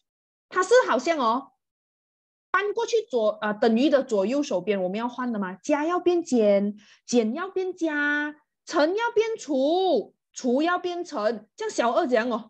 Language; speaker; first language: Chinese; native; Chinese